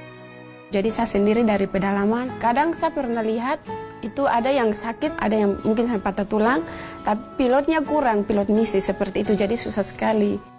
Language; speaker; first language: Indonesian; non-native, local second language; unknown